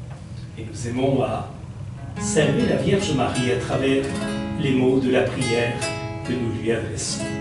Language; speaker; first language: French; native; French